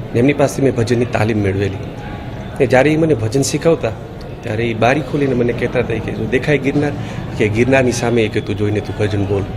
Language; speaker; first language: Gujarati; early bilingual, heritage; Gujarati